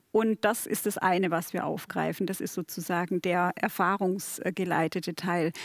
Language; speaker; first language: German; native; German